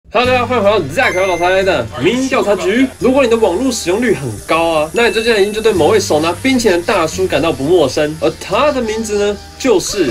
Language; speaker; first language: Chinese; native; Chinese